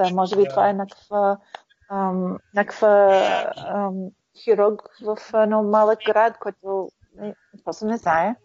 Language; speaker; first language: Bulgarian; early bilingual, heritage; Bulgarian